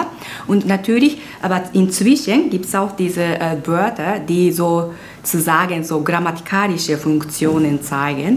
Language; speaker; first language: German; non-native, fluent; Japanese